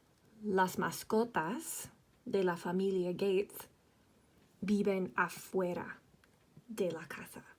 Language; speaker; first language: Spanish; non-native, fluent; English